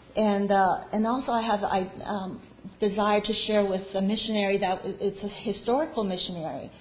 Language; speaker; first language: English; non-native, fluent; Chinese